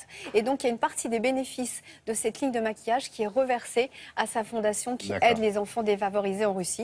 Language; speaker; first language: French; native; French